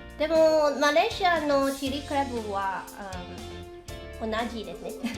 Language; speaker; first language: Japanese; non-native, learner; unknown